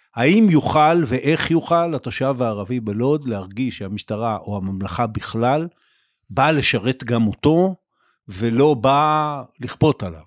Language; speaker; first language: Hebrew; native; Hebrew